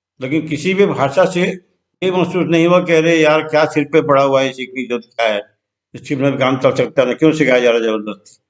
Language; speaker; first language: Hindi; non-native, local second language; Telugu